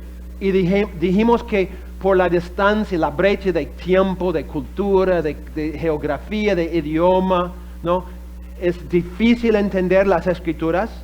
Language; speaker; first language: Spanish; non-native, fluent; English